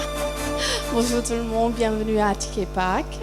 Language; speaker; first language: French; non-native, fluent; Thai